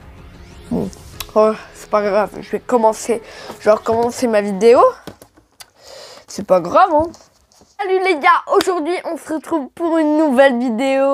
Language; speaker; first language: French; native; French